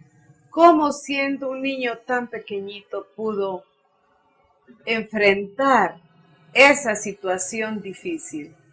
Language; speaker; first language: Spanish; native; Spanish